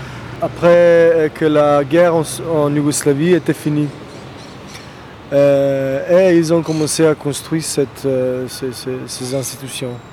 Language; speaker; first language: French; non-native, fluent; Slovenian